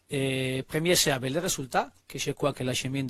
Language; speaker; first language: French; non-native, learner; Spanish